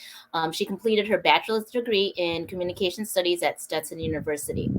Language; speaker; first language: English; native; English